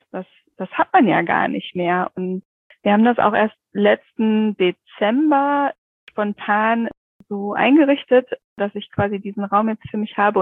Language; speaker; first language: German; native; German